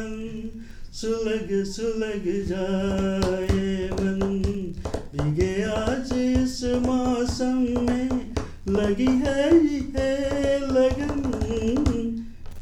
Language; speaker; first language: English; non-native, local second language; Gujarati